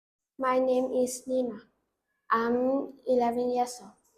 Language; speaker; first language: English; non-native, learner; Vietnamese